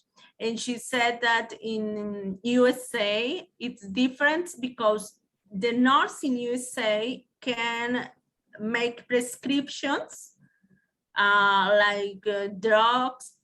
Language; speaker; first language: English; non-native, learner; Spanish